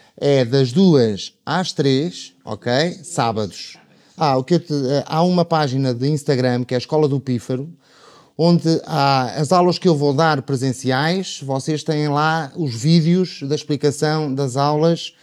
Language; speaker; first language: Portuguese; native; Portuguese